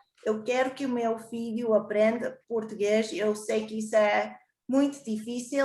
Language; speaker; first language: Portuguese; early bilingual, heritage; Portuguese